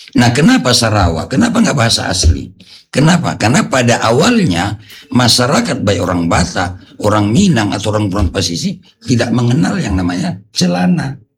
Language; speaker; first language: Indonesian; non-native, local second language; Batak Toba